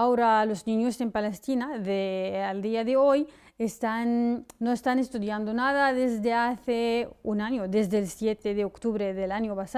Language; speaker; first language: Spanish; non-native, fluent; Arabic